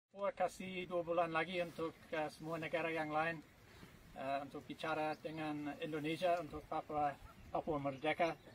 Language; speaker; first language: Indonesian; non-native, learner; English